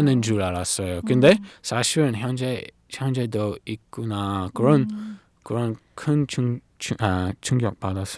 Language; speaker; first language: Korean; non-native, learner; English